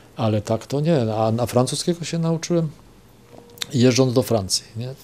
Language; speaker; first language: Polish; non-native, local second language; German